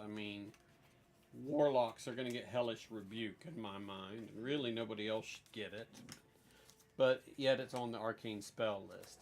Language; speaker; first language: English; native; English